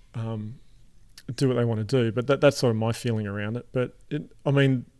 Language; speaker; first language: English; native; English